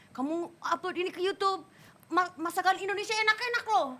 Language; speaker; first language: Indonesian; non-native, fluent; English